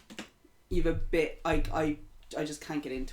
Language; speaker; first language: English; native; English